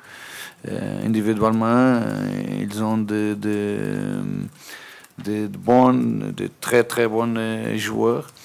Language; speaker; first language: French; non-native, fluent; Portuguese